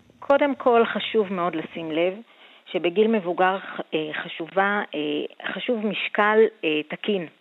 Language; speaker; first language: Hebrew; native; Hebrew